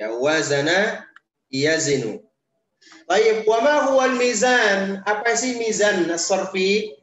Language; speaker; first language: Arabic; non-native, fluent; Indonesian